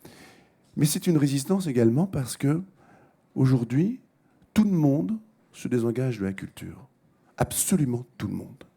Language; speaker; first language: French; native; French